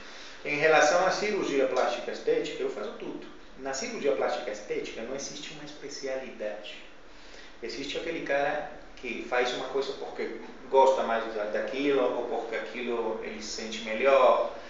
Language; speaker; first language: Portuguese; non-native, fluent; Spanish